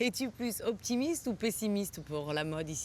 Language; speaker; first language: French; native; French